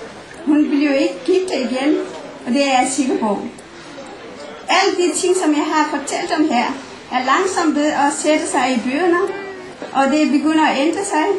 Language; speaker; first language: Danish; non-native, fluent; Nepali